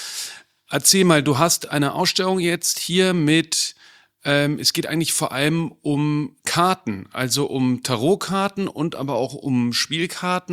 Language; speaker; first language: German; native; German